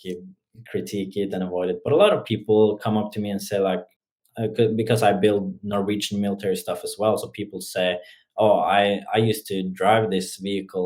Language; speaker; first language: English; non-native, fluent; Norwegian